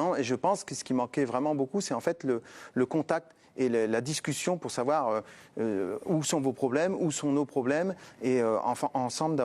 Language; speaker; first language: French; native; French